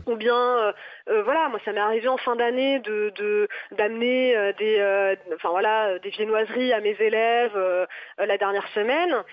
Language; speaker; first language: French; native; French